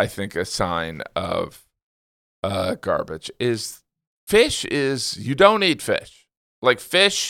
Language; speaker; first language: English; native; English